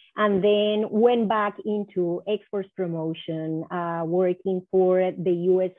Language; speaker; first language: English; non-native, fluent; Spanish